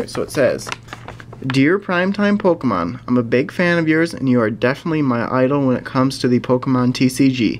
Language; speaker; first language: English; native; English